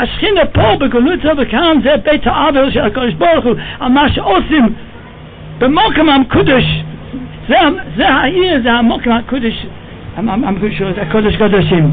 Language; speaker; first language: Hebrew; non-native, fluent; English